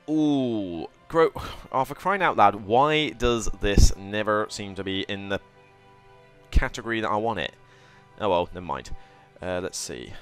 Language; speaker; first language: English; native; English